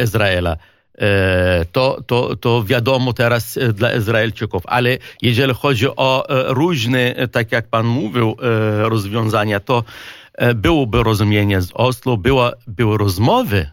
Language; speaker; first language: Polish; non-native, fluent; Arabic